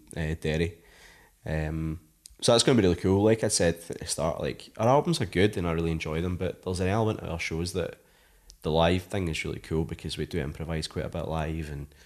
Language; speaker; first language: English; native; English